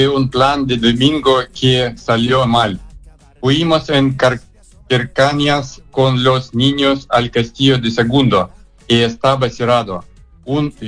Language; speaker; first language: Spanish; non-native, fluent; Russian